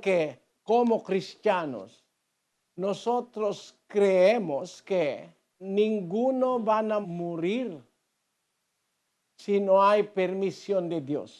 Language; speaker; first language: Spanish; non-native, learner; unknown